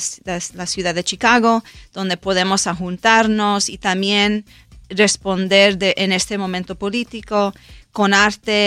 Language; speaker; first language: Spanish; early bilingual, heritage; Spanish